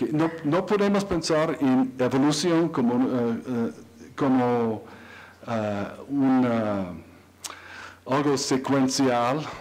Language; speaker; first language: Spanish; non-native, learner; English